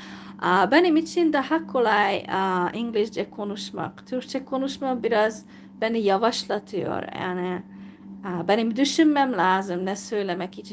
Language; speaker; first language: Turkish; non-native, fluent; Hungarian